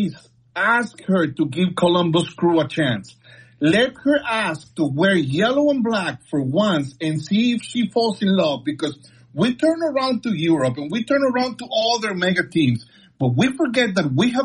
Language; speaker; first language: English; non-native, fluent; Spanish